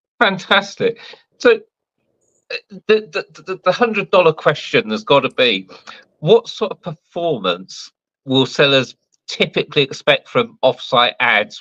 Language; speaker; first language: English; native; English